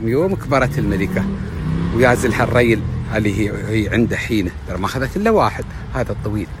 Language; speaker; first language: Arabic; native; Arabic